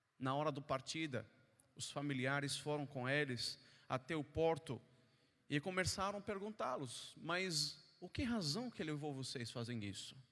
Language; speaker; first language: Portuguese; non-native, fluent; Arabic